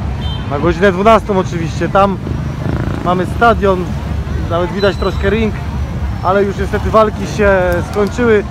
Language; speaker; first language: Polish; native; Polish